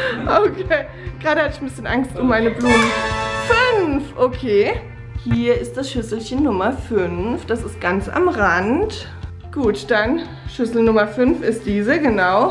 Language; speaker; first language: German; native; German